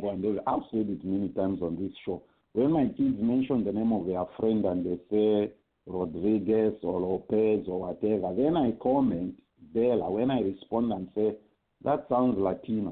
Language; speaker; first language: English; non-native, local second language; Bemba